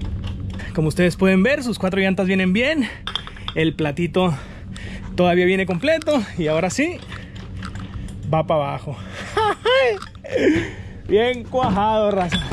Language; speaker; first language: Spanish; native; Spanish